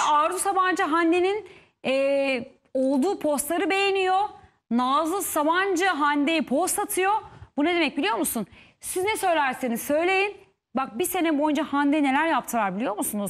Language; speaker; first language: Turkish; native; Turkish